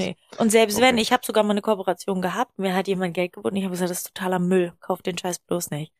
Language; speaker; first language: German; native; German